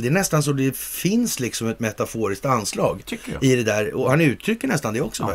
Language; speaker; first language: Swedish; native; Swedish